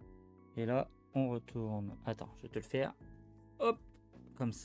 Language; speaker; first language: French; native; French